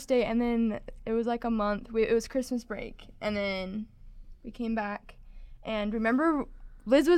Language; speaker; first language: English; native; English